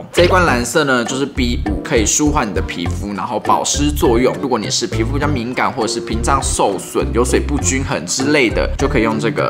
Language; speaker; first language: Chinese; native; Chinese